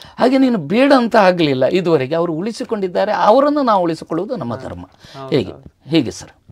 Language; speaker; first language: Kannada; non-native, local second language; Tulu